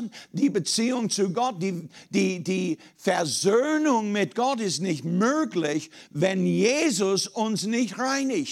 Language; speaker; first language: German; non-native, fluent; English